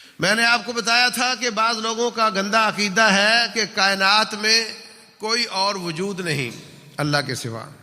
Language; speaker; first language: Urdu; non-native, local second language; Punjabi